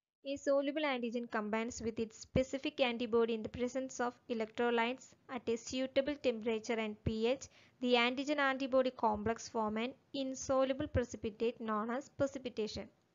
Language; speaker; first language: English; non-native, local second language; Malayalam